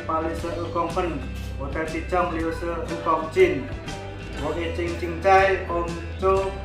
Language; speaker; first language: Chinese; non-native, learner; Indonesian